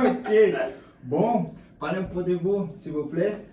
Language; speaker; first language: French; non-native, learner; Portuguese